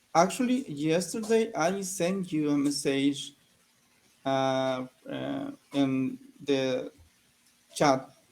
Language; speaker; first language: English; non-native, learner; Spanish